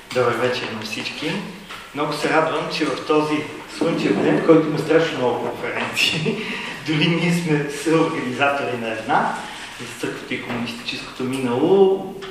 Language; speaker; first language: Bulgarian; native; Bulgarian